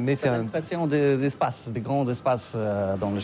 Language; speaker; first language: French; non-native, learner; Polish